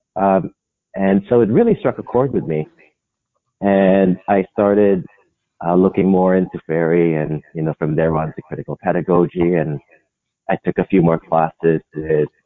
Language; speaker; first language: English; non-native, local second language; Filipino